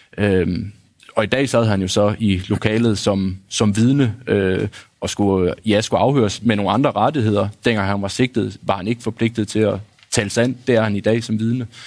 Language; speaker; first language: Danish; native; Danish